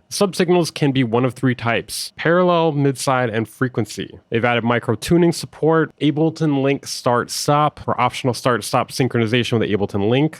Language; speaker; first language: English; native; English